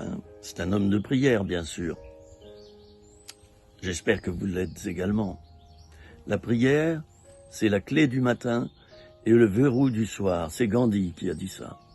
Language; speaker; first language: French; native; French